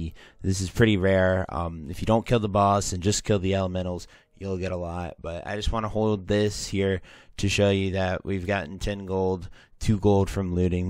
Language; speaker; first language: English; native; English